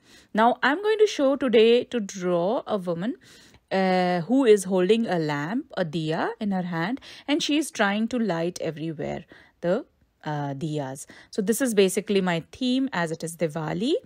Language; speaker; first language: English; non-native, local second language; Hindi